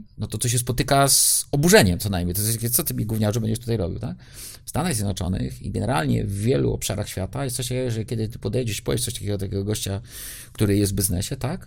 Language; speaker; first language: Polish; native; Polish